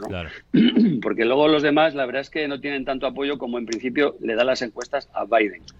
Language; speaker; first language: Spanish; native; Spanish